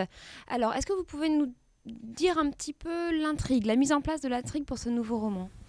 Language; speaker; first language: French; native; French